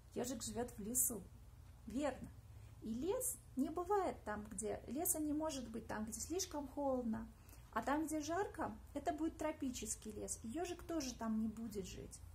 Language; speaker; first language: Russian; native; Russian